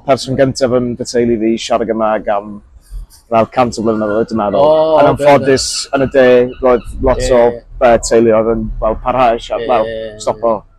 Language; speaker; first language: Welsh; non-native, local second language; English